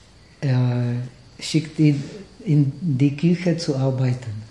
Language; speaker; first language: German; non-native, fluent; Czech